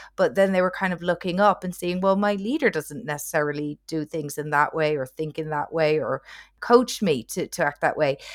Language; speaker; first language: English; native; English